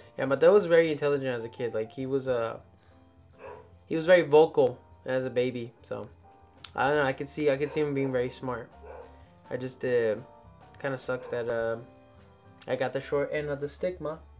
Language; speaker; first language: English; early bilingual, other home language; Spanish